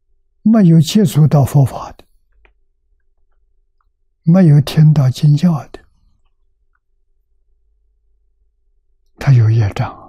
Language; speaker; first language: Chinese; native; Chinese